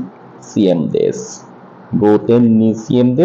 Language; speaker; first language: Japanese; non-native, learner; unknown